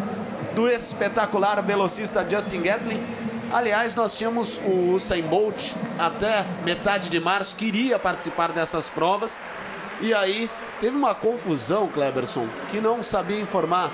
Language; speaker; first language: Portuguese; native; Portuguese